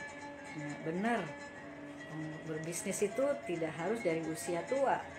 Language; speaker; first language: Indonesian; native; Indonesian